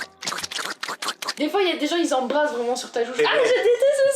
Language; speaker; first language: French; native; French